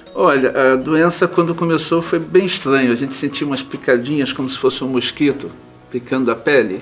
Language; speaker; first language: Portuguese; native; Portuguese